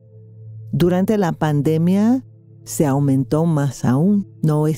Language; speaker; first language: Spanish; non-native, fluent; English